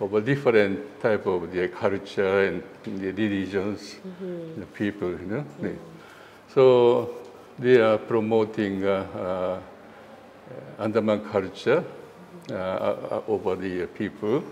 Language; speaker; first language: English; non-native, learner; Japanese